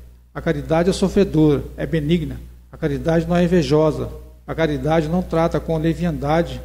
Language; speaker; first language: Portuguese; native; Portuguese